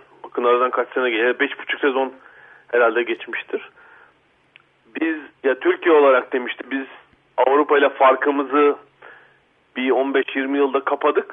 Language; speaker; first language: Turkish; native; Turkish